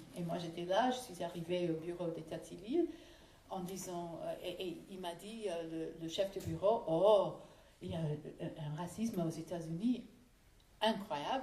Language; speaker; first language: French; non-native, fluent; English